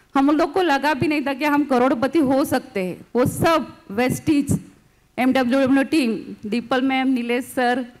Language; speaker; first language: Hindi; non-native, local second language; Gujarati